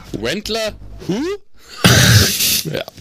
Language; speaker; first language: German; native; German